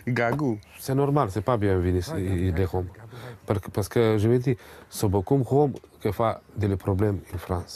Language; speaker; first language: French; non-native, learner; Romanian